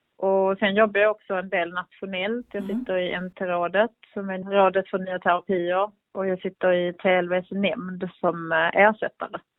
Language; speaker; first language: Swedish; native; Swedish